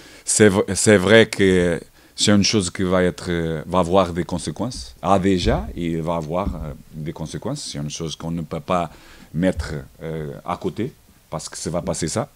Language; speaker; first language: French; non-native, learner; Portuguese